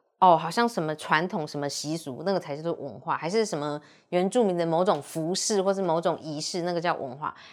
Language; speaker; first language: Chinese; native; Chinese